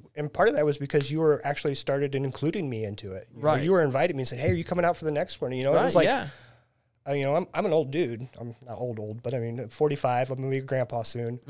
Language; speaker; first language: English; native; English